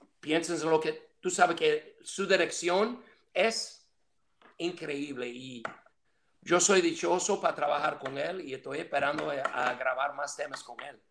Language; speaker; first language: Spanish; non-native, fluent; English